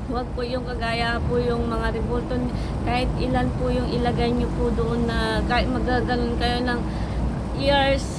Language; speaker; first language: Filipino; non-native, local second language; Iloko